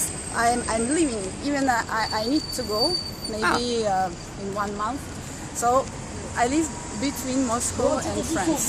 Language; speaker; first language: English; non-native, learner; Russian